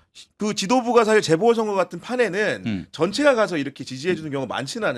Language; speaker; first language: Korean; native; Korean